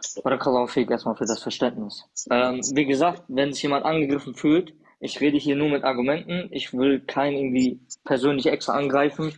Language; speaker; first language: German; early bilingual, other home language; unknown